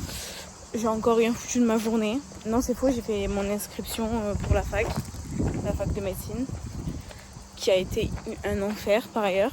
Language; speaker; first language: French; native; French